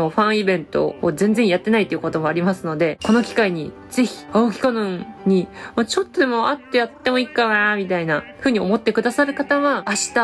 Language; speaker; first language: Japanese; native; Japanese